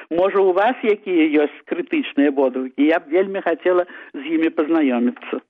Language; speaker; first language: Belarusian; native; Belarusian